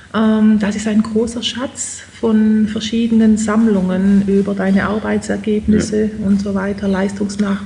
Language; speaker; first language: German; native; German